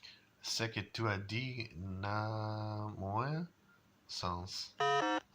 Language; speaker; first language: French; non-native, learner; English